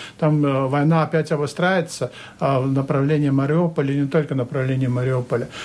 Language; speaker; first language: Russian; non-native, local second language; Latvian